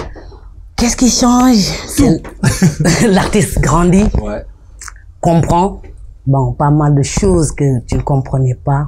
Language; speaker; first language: French; non-native, local second language; Wolof